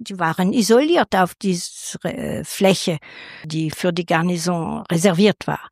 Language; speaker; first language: German; non-native, fluent; French